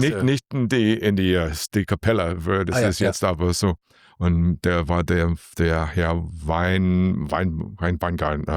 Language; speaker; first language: German; non-native, learner; English